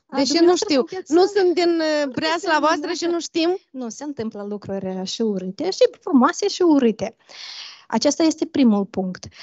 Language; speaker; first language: Romanian; native; Romanian